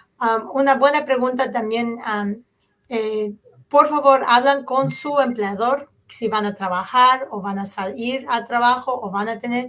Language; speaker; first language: Spanish; early bilingual, heritage; Spanish